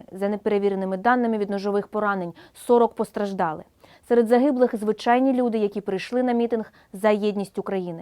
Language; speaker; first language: Ukrainian; native; Ukrainian